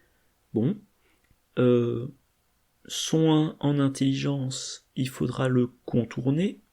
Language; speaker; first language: French; native; French